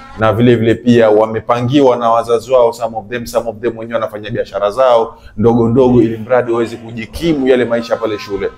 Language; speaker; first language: Swahili; native; Swahili